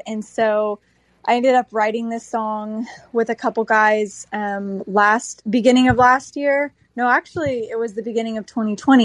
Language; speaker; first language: English; native; English